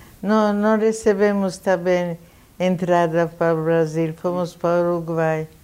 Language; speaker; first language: Portuguese; non-native, fluent; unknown